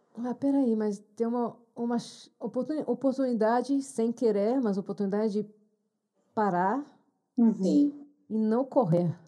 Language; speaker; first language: Portuguese; non-native, fluent; Hebrew